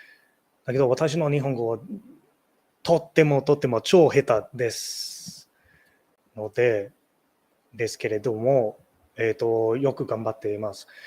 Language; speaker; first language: Japanese; non-native, learner; English